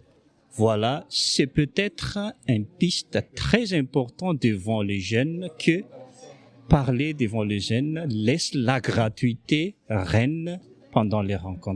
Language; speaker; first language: French; non-native, local second language; Malagasy